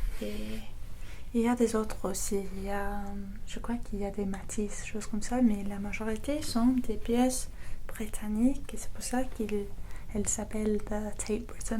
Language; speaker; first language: French; non-native, fluent; English